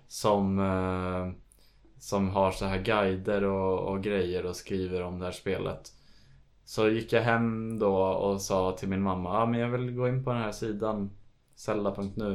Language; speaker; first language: Swedish; native; Swedish